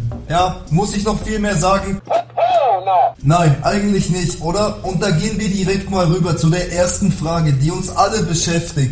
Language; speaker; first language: German; native; German